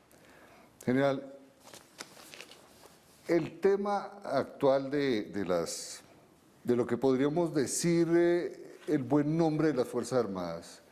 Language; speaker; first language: Spanish; native; Spanish